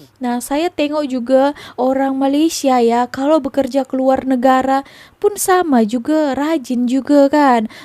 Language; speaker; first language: Indonesian; native; Indonesian